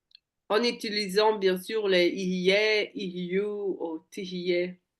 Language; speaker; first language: French; non-native, fluent; Hebrew